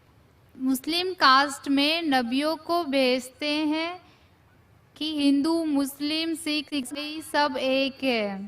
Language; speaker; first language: Hindi; non-native, local second language; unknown